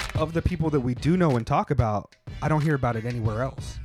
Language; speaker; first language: English; native; English